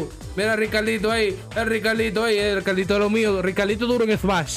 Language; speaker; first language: Spanish; native; Spanish